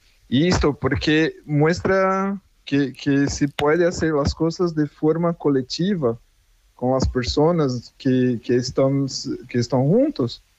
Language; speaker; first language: Spanish; non-native, fluent; Portuguese